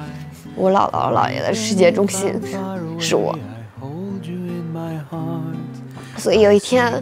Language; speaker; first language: Chinese; native; Chinese